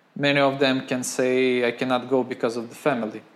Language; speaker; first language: English; non-native, fluent; Ukrainian